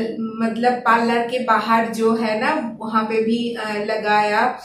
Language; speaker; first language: Hindi; non-native, local second language; Bangla